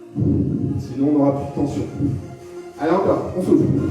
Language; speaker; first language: French; native; French